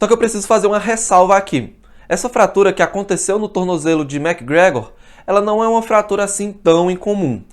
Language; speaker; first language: Portuguese; native; Portuguese